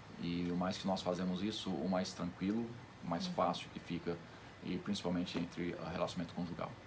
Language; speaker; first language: Portuguese; non-native, fluent; English